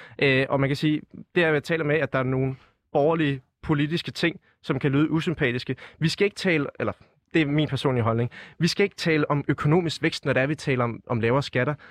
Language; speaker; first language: Danish; native; Danish